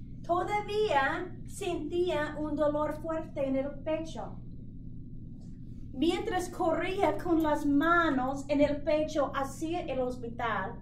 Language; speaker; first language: Spanish; non-native, fluent; English